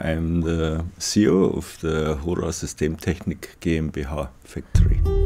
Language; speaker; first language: English; non-native, fluent; German